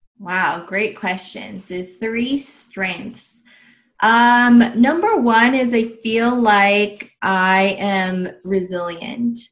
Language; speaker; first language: English; early bilingual, other home language; Filipino